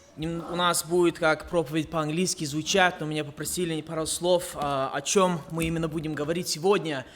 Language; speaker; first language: Russian; early bilingual, heritage; Russian